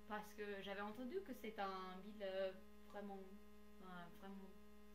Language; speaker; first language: French; non-native, learner; English